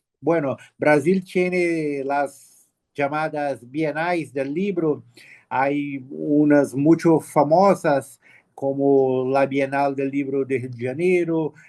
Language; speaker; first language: Spanish; non-native, learner; Portuguese